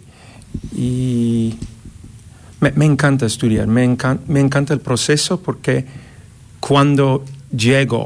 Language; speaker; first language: Spanish; non-native, fluent; English